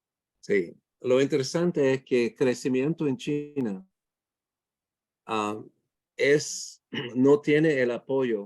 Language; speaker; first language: Spanish; non-native, fluent; English